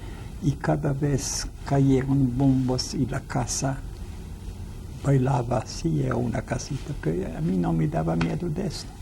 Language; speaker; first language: Spanish; non-native, fluent; Yiddish